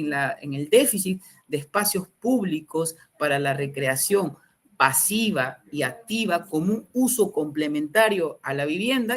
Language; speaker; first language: Spanish; native; Spanish